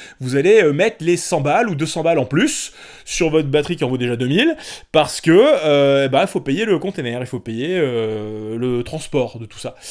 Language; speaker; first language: French; native; French